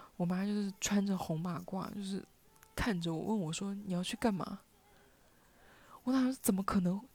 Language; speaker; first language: Chinese; non-native, local second language; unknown